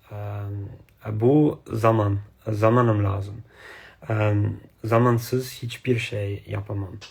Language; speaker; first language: Turkish; non-native, learner; English